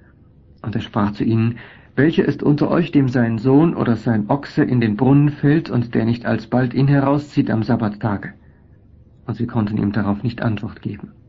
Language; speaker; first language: German; native; German